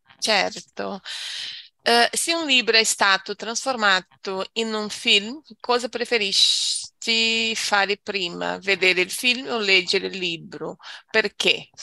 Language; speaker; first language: Italian; non-native, learner; Spanish